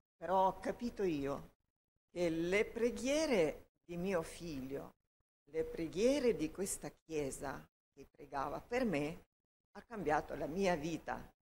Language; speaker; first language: Italian; non-native, learner; Ukrainian